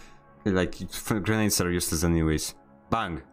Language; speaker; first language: English; non-native, fluent; Polish